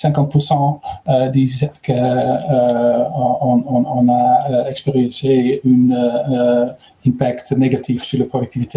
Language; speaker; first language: French; non-native, learner; Dutch